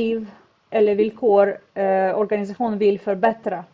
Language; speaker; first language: Swedish; non-native, fluent; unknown